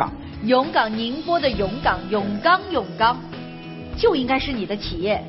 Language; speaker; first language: Chinese; native; Chinese